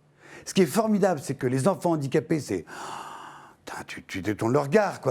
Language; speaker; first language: French; native; French